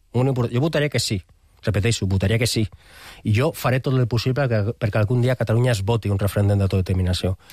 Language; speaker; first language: Catalan; non-native, local second language; Spanish